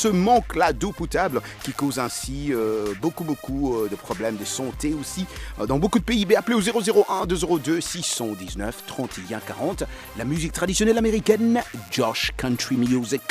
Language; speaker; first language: French; non-native, local second language; Lingala